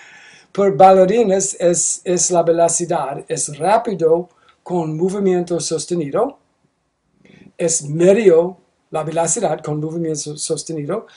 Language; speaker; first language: Spanish; non-native, learner; English